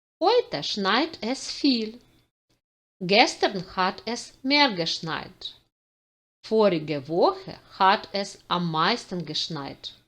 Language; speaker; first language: German; non-native, fluent; Ukrainian